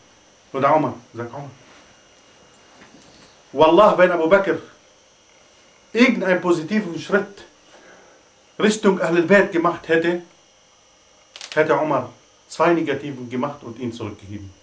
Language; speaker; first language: German; non-native, fluent; Arabic